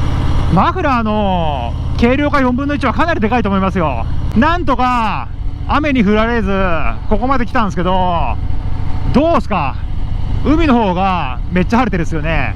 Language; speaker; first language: Japanese; native; Japanese